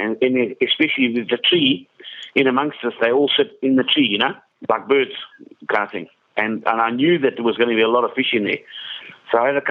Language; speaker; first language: English; native; English